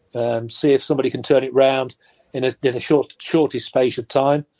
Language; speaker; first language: English; native; English